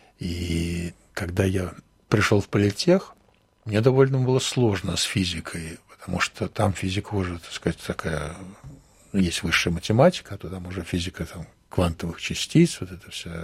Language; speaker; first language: Russian; native; Russian